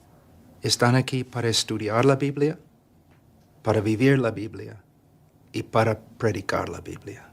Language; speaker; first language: Spanish; non-native, fluent; English